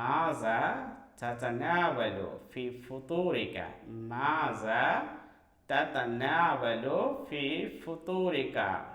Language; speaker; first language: Arabic; non-native, fluent; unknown